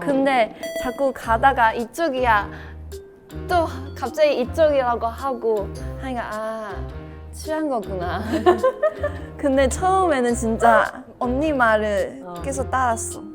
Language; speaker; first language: Korean; non-native, fluent; Chinese